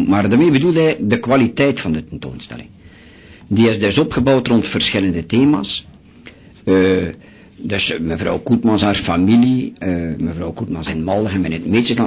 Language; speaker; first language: Dutch; native; Dutch